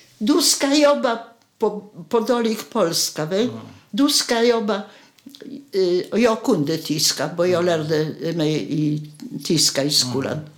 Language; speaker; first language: Swedish; non-native, fluent; Polish